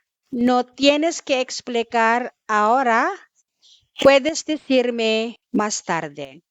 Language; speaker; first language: Spanish; non-native, fluent; Filipino